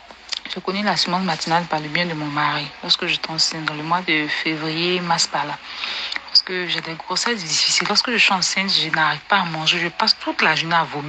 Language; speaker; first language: French; native; French